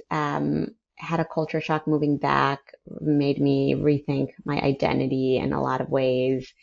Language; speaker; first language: English; early bilingual, other home language; Spanish